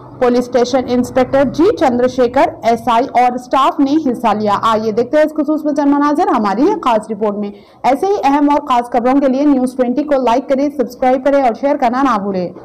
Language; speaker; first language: Urdu; native; Urdu